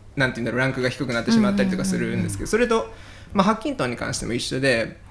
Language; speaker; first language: Japanese; native; Japanese